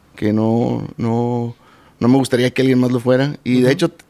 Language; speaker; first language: Spanish; native; Spanish